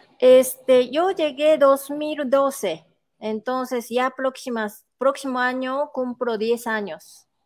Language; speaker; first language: Spanish; non-native, fluent; Japanese